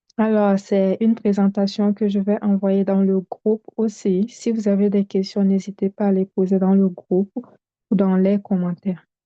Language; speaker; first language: French; non-native, local second language; Bambara